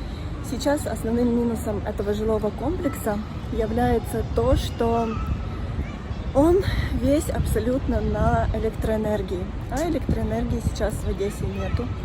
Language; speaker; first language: Russian; native; Russian